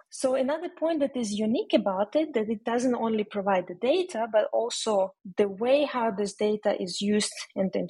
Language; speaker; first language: English; non-native, fluent; Ukrainian